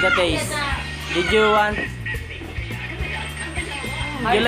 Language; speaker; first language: English; non-native, local second language; Filipino